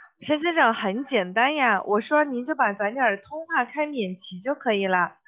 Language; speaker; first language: Chinese; native; Chinese